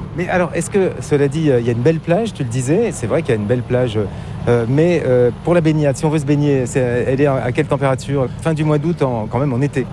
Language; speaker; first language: French; native; French